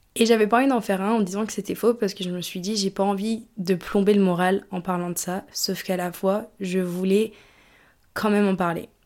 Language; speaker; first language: French; early bilingual, other home language; English